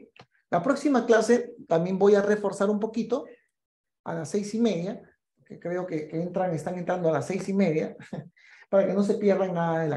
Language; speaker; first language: Spanish; native; Spanish